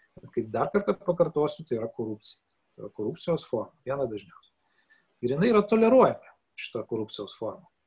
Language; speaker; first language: Lithuanian; native; Lithuanian